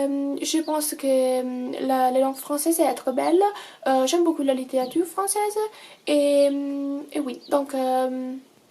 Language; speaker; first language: French; non-native, fluent; Italian